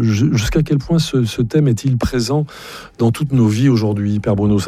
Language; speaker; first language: French; native; French